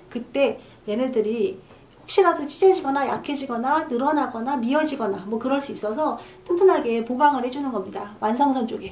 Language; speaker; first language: Korean; native; Korean